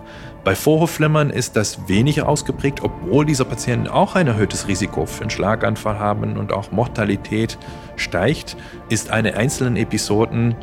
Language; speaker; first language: German; non-native, fluent; Dutch